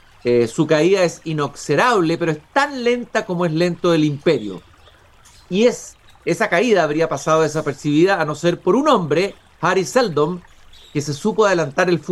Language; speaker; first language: Spanish; native; Spanish